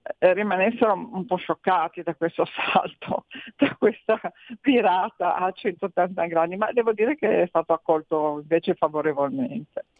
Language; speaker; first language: Italian; native; Italian